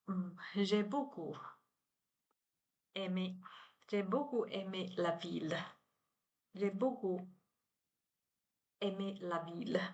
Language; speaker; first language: French; non-native, learner; Chinese